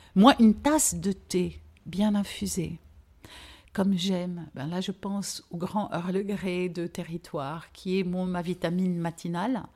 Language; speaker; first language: French; native; French